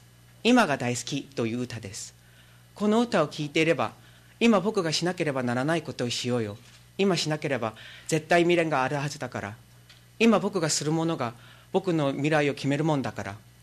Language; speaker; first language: Japanese; non-native, learner; Korean